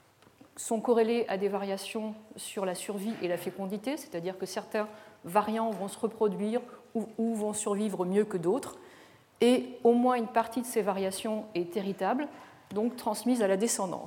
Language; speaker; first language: French; native; French